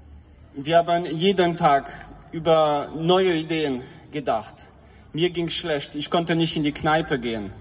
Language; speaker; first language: German; non-native, fluent; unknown